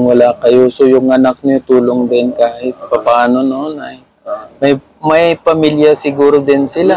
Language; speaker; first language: Filipino; non-native, learner; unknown